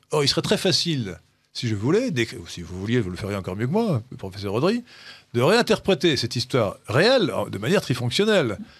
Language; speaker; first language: French; native; French